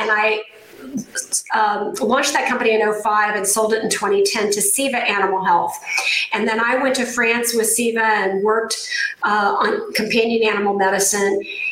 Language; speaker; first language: English; native; English